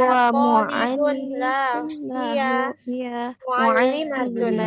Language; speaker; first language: Arabic; non-native, learner; Indonesian